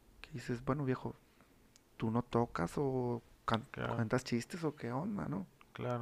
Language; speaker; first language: Spanish; native; Spanish